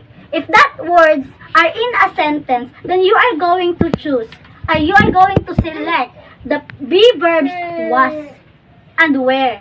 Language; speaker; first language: English; non-native, local second language; Cebuano